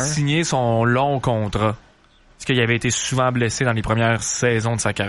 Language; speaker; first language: French; native; French